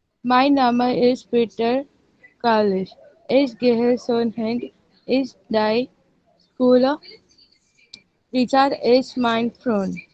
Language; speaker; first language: German; non-native, learner; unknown